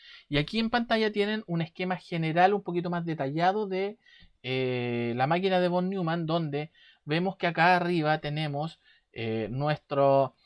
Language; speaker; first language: Spanish; native; Spanish